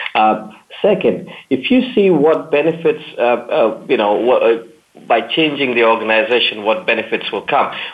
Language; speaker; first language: English; non-native, fluent; German